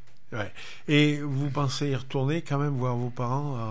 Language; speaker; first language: French; native; French